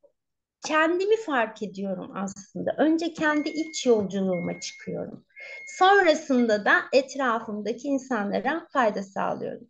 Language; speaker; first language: Turkish; native; Turkish